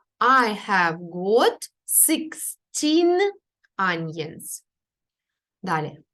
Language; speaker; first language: English; non-native, fluent; Ukrainian